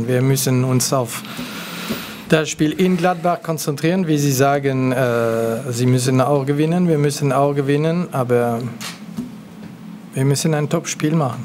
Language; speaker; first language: German; non-native, local second language; French